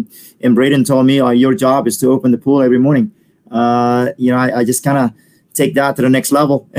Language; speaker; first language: English; non-native, fluent; Indonesian